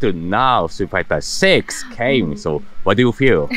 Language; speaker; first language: English; non-native, learner; Japanese